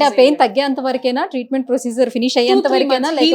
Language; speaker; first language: Telugu; native; Telugu